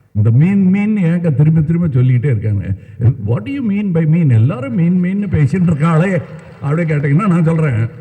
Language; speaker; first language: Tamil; native; Tamil